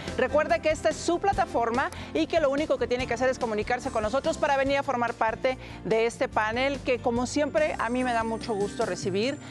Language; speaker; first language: Spanish; native; Spanish